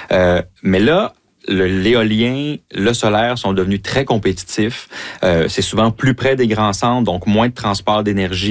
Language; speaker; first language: French; native; French